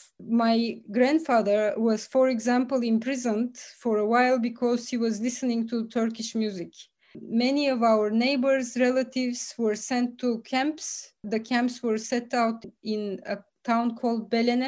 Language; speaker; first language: English; early bilingual, other home language; Bulgarian